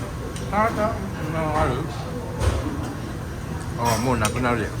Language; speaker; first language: Japanese; native; Japanese